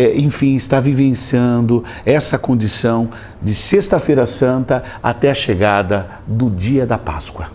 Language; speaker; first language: Portuguese; native; Portuguese